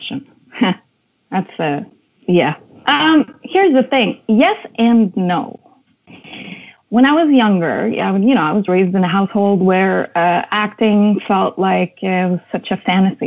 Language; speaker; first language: English; native; English